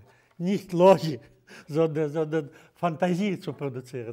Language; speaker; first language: German; non-native, fluent; Russian